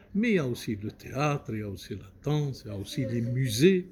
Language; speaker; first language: French; non-native, local second language; Arabic